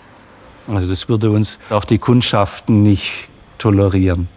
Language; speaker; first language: German; native; German